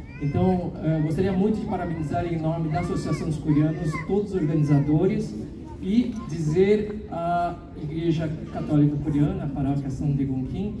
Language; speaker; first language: Portuguese; early bilingual, other home language; Korean